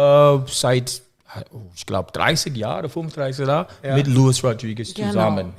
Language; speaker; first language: German; non-native, learner; English